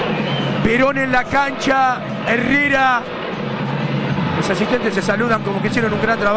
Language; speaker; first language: Spanish; native; Spanish